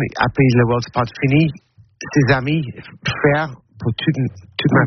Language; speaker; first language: French; non-native, learner; English